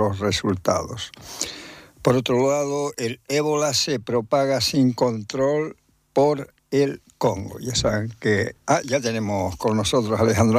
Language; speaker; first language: Spanish; native; Spanish